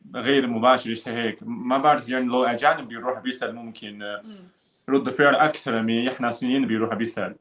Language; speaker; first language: Arabic; non-native, learner; Chinese